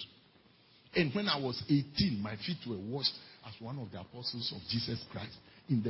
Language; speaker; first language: English; non-native, local second language; Ewe